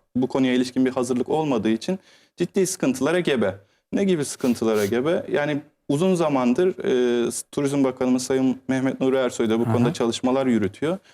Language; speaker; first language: Turkish; native; Turkish